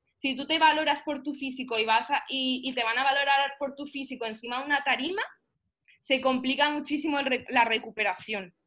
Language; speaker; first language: Spanish; early bilingual, heritage; Spanish